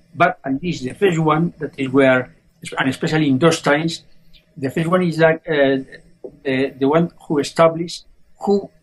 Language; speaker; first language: English; non-native, fluent; Spanish